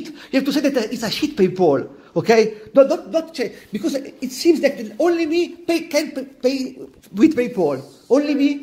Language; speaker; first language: English; non-native, learner; Italian